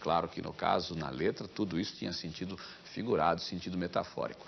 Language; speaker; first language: Portuguese; native; Portuguese